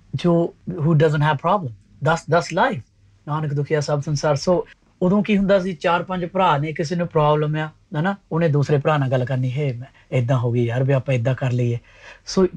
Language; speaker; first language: Punjabi; early bilingual, heritage; Punjabi